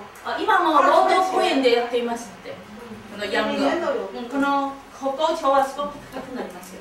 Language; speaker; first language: Japanese; non-native, fluent; Chinese